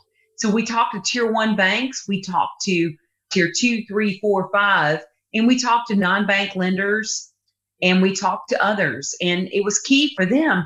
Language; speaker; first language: English; native; English